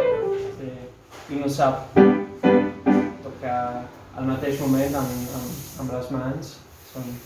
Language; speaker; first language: Catalan; non-native, fluent; Italian